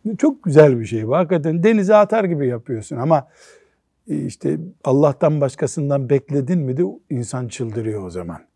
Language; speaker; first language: Turkish; native; Turkish